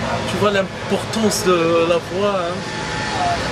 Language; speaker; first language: French; non-native, local second language; Arabic